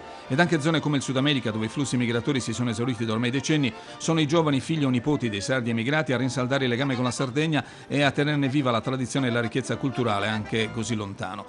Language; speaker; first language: Italian; native; Italian